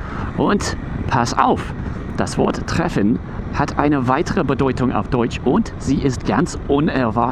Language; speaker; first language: German; non-native, fluent; English